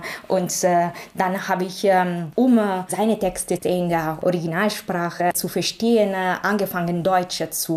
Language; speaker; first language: German; non-native, fluent; Italian